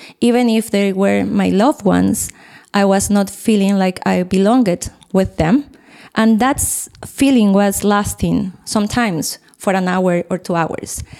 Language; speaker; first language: English; non-native, fluent; Spanish